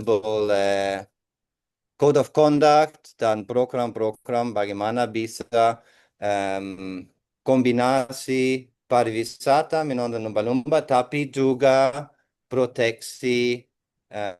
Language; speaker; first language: Indonesian; non-native, fluent; English